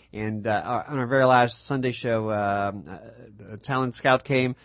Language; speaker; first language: English; native; English